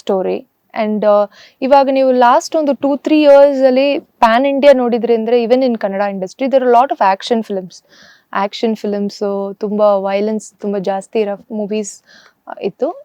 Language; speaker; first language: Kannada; early bilingual, heritage; Kannada